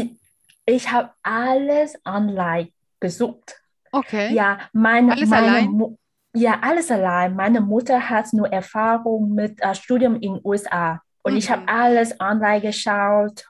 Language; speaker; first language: German; non-native, learner; Vietnamese